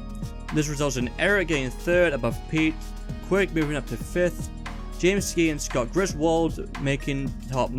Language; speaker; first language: English; native; English